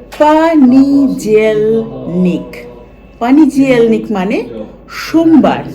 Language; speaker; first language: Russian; non-native, fluent; Bangla